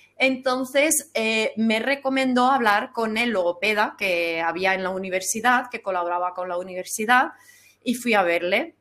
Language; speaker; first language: Spanish; non-native, fluent; Dutch